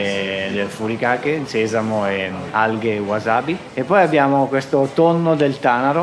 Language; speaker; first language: Italian; native; Italian